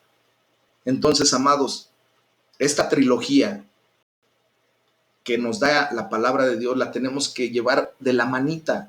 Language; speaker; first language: Spanish; native; Spanish